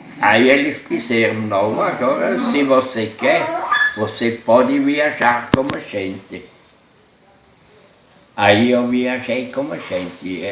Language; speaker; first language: Portuguese; non-native, fluent; German